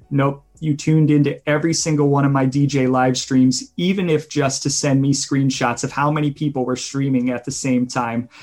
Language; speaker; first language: English; native; English